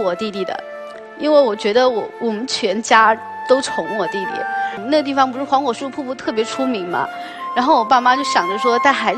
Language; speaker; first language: Chinese; native; Chinese